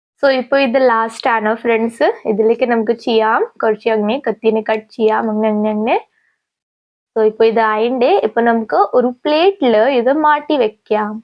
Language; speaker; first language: Malayalam; non-native, local second language; Hindi